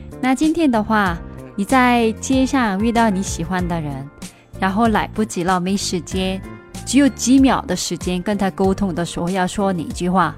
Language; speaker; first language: Chinese; non-native, fluent; Korean